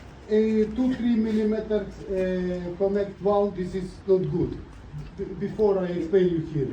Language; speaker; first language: English; non-native, learner; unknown